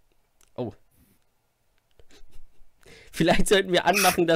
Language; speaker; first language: German; native; German